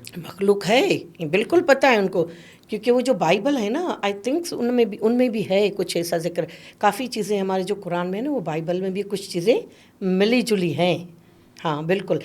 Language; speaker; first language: Urdu; non-native, local second language; Sindhi